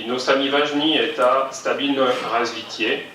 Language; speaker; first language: Russian; non-native, fluent; French